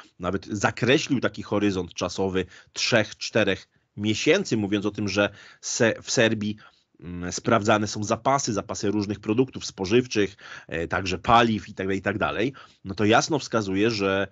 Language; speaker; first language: Polish; native; Polish